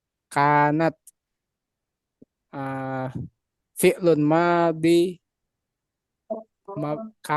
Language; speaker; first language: Arabic; non-native, learner; Indonesian